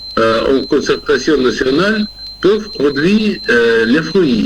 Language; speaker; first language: French; non-native, fluent; Russian